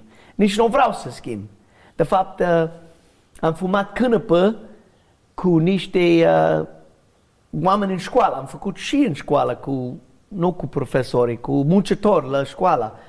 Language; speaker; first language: Romanian; non-native, learner; English